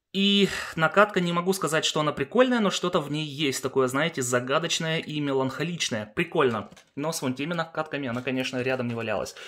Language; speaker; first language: Russian; early bilingual, heritage; Russian